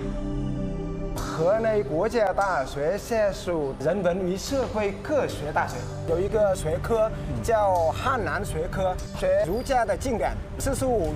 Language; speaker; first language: Chinese; non-native, fluent; Vietnamese